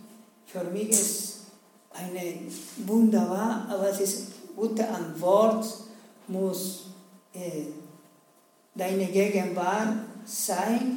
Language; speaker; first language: German; non-native, learner; Spanish